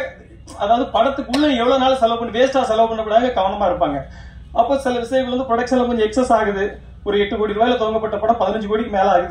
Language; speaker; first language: Tamil; native; Tamil